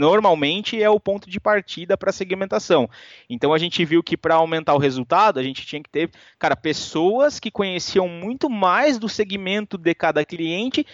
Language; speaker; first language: Portuguese; native; Portuguese